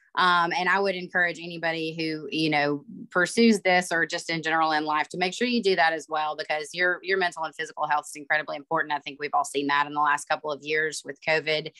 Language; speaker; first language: English; native; English